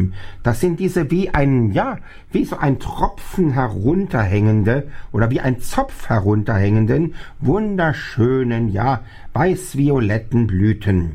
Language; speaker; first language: German; native; German